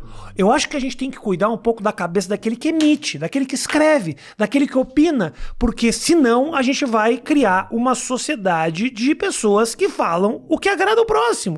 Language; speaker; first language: Portuguese; native; Portuguese